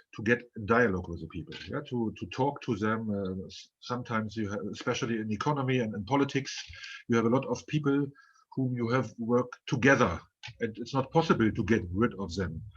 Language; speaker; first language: English; non-native, fluent; German